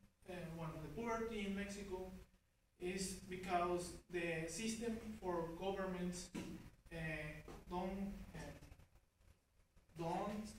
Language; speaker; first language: English; non-native, learner; Spanish